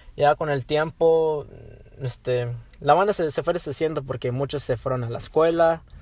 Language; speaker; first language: Spanish; early bilingual, heritage; Spanish